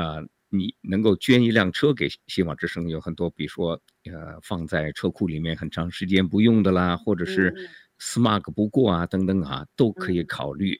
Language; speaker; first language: Chinese; native; Chinese